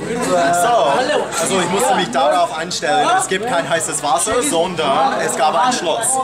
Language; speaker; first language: German; non-native, fluent; English